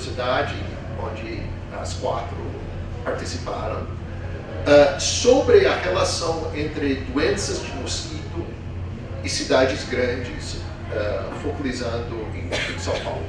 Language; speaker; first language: Portuguese; non-native, fluent; English